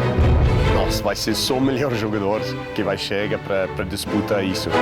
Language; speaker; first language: Portuguese; non-native, learner; English